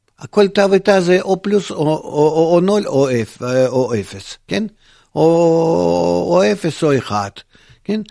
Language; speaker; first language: Hebrew; non-native, fluent; Russian